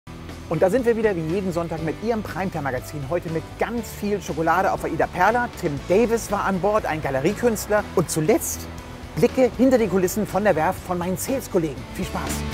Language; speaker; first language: German; native; German